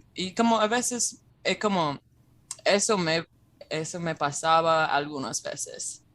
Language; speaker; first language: Spanish; non-native, fluent; English